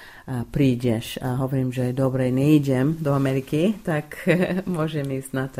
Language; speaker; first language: Slovak; non-native, fluent; English